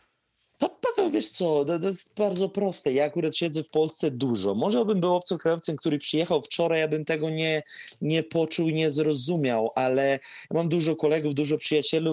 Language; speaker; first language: Polish; non-native, fluent; Serbian